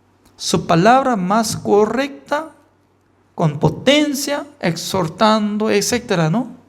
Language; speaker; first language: Spanish; non-native, learner; Korean